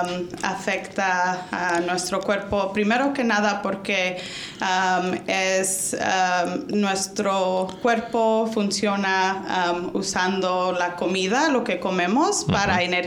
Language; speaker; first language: Spanish; early bilingual, heritage; Spanish